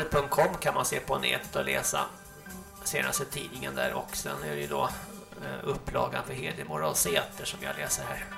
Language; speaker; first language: Swedish; native; Swedish